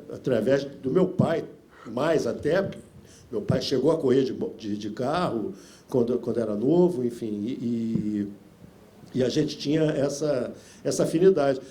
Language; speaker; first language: Portuguese; native; Portuguese